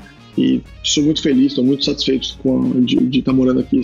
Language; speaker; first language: Portuguese; native; Portuguese